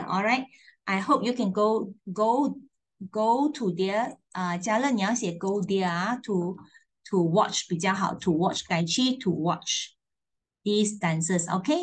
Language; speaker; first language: English; non-native, local second language; Chinese